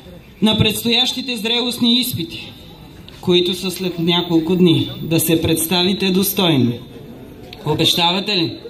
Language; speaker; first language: Bulgarian; native; Bulgarian